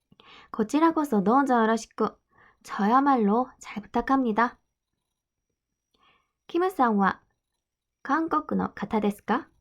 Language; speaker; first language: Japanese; non-native, fluent; Korean